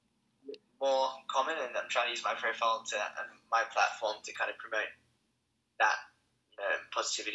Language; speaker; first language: English; native; English